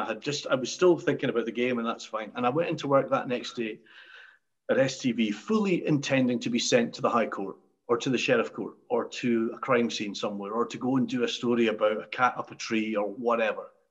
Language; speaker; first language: English; native; English